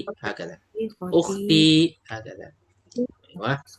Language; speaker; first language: Arabic; non-native, fluent; Indonesian